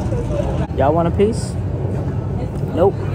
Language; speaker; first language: English; native; English